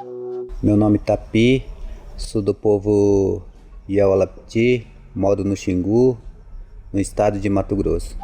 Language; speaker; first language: Portuguese; non-native, local second language; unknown